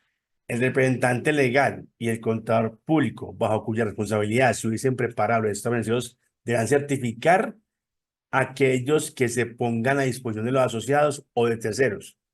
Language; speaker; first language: Spanish; native; Spanish